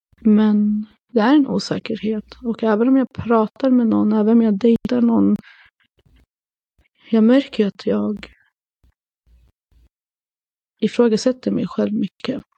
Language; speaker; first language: Swedish; early bilingual, other home language; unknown